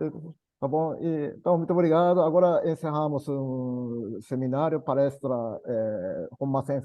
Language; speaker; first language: Portuguese; non-native, learner; Japanese